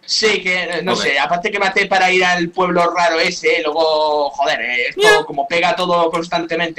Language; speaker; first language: Spanish; native; Spanish